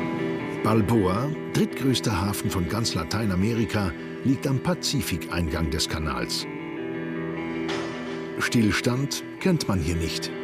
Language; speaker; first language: German; native; German